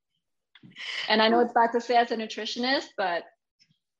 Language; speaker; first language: English; non-native, fluent; French